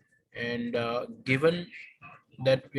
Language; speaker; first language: English; non-native, local second language; Hindi